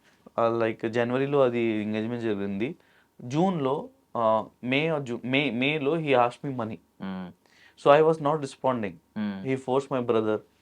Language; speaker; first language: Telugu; non-native, local second language; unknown